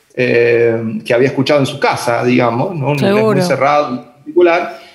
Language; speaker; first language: Spanish; native; Spanish